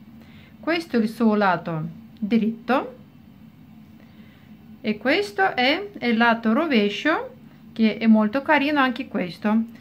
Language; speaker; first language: Italian; non-native, fluent; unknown